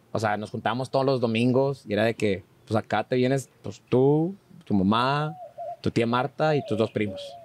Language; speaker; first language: Spanish; native; Spanish